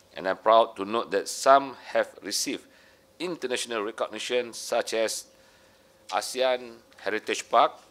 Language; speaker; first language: English; non-native, local second language; Malay